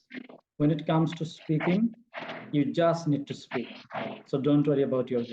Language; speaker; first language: English; non-native, fluent; Bangla